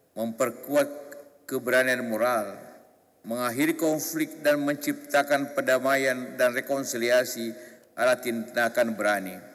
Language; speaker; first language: Indonesian; non-native, local second language; Buginese